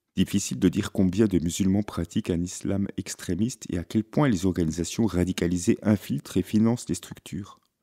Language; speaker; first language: French; native; French